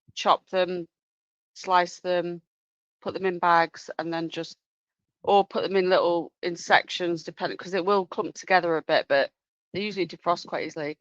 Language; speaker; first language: English; native; English